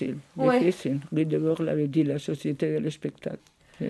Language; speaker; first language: French; non-native, fluent; Spanish